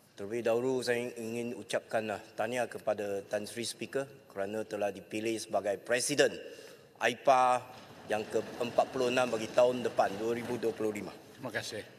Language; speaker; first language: Malay; non-native, local second language; Chinese